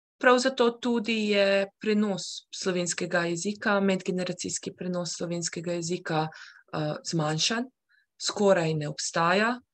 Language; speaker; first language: Slovenian; early bilingual, heritage; Slovenian